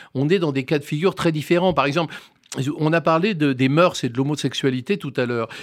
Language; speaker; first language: French; native; French